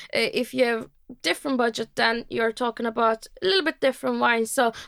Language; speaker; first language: English; non-native, fluent; Turkish